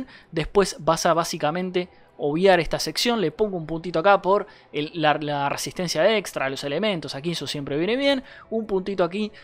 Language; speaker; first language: Spanish; native; Spanish